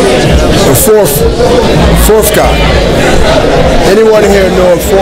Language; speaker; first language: English; native; English